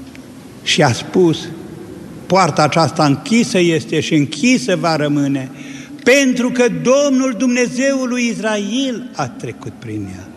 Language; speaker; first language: Romanian; native; Romanian